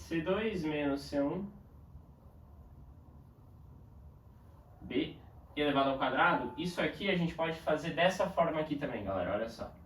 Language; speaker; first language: Portuguese; native; Portuguese